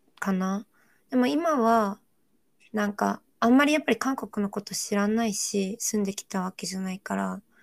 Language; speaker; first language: Japanese; early bilingual, other home language; Korean